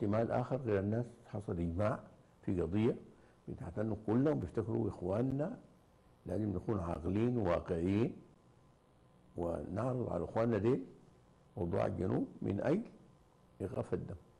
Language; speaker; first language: Arabic; native; Arabic